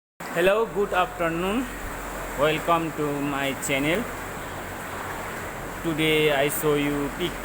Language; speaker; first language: English; non-native, learner; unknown